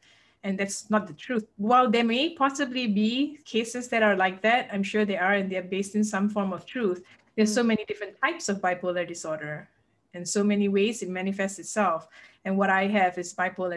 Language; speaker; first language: English; non-native, local second language; Malay